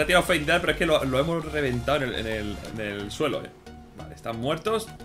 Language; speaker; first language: Spanish; native; Spanish